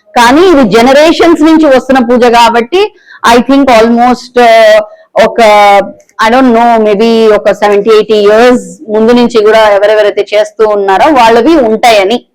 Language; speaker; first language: Telugu; non-native, local second language; Bangla